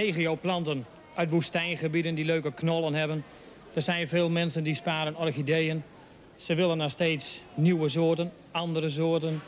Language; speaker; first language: Dutch; native; Dutch